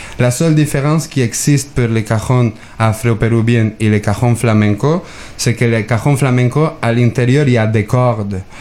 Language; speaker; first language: French; non-native, fluent; Spanish